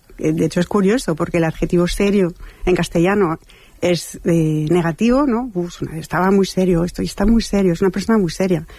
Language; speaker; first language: Spanish; non-native, fluent; French